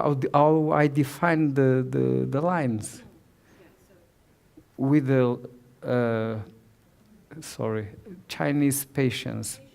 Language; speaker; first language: English; non-native, learner; Portuguese